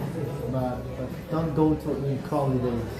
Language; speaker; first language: English; non-native, learner; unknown